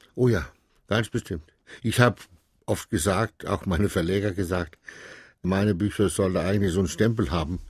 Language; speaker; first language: German; non-native, fluent; Danish